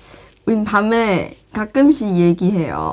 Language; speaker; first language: Korean; non-native, fluent; Chinese